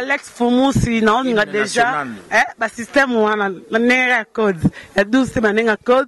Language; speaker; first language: French; non-native, local second language; Lingala